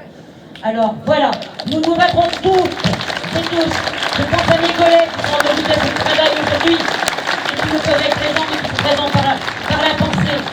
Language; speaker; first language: French; native; French